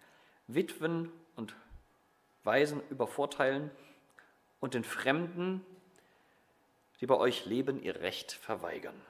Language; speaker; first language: German; native; German